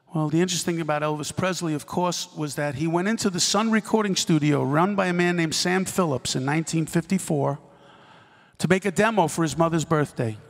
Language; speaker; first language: English; native; English